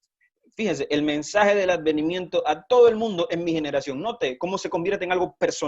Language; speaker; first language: Spanish; native; Spanish